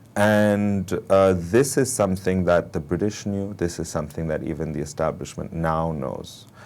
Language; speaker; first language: English; non-native, local second language; Urdu